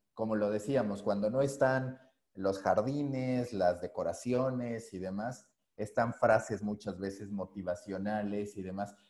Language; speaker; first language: Spanish; native; Spanish